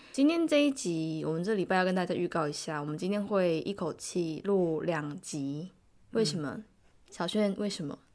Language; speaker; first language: Chinese; native; Chinese